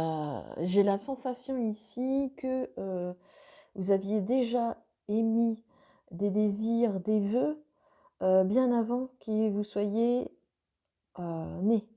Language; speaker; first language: French; native; French